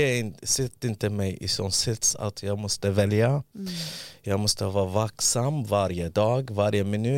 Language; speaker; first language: Swedish; early bilingual, other home language; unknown